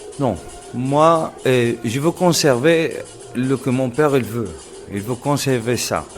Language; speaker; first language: French; non-native, local second language; Arabic